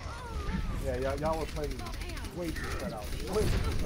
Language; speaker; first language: English; native; English